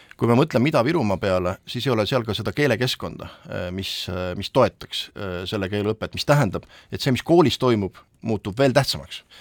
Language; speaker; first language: Estonian; native; Estonian